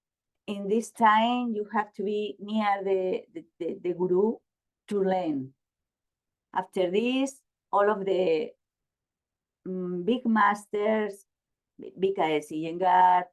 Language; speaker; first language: English; non-native, learner; Spanish